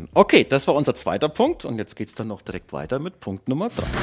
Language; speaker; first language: German; native; German